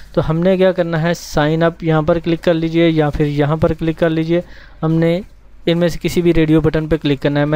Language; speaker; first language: Urdu; non-native, local second language; Punjabi